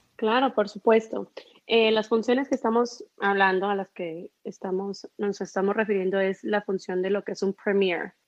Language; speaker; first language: Spanish; early bilingual, heritage; Spanish